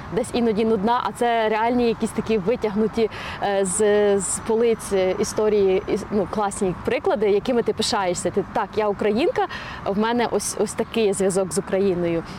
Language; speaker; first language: Ukrainian; native; Ukrainian